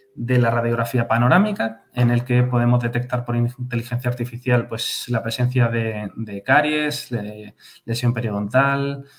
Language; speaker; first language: Spanish; native; Spanish